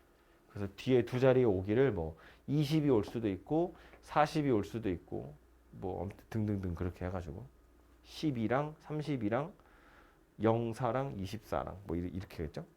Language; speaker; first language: Korean; native; Korean